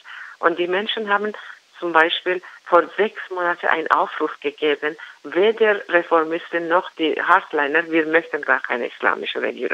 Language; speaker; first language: German; non-native, learner; Persian